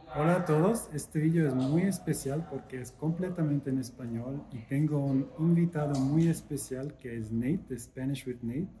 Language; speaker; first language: Spanish; non-native, fluent; German